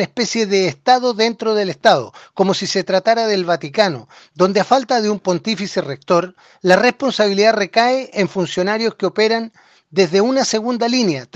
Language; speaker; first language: Spanish; native; Spanish